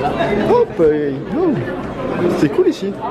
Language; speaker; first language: French; native; French